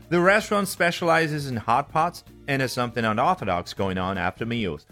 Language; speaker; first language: English; non-native, fluent; Chinese